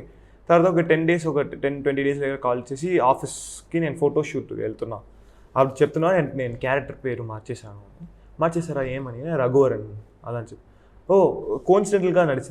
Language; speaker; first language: Telugu; non-native, local second language; Tamil